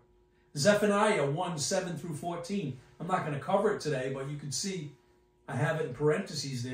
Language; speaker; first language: English; native; English